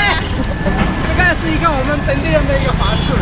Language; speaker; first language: Chinese; non-native, learner; Bangla